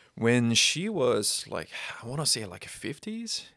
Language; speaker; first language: English; non-native, fluent; Korean